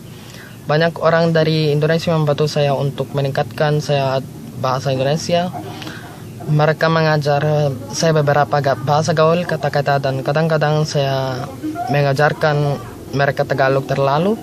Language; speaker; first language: Indonesian; non-native, learner; Filipino